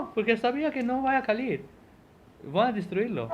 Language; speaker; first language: Spanish; non-native, fluent; Portuguese